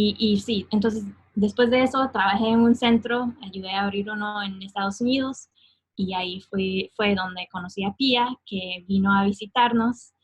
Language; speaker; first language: Spanish; non-native, fluent; English